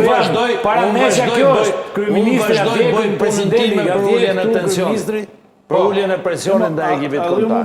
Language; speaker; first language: Albanian; native; Albanian